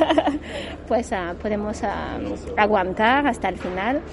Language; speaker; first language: Spanish; non-native, fluent; French